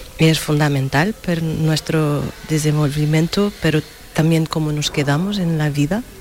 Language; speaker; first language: Spanish; non-native, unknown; Portuguese